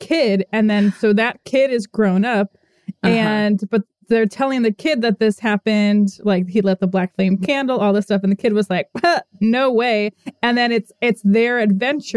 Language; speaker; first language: English; native; English